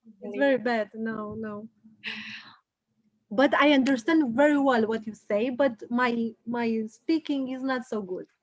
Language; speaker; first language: English; non-native, learner; Romanian